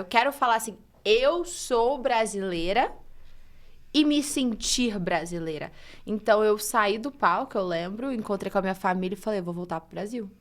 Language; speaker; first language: Portuguese; early bilingual, heritage; English